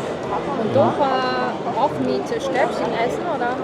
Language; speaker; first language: German; non-native, learner; Chinese